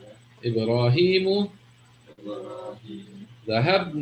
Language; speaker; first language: Arabic; non-native, fluent; English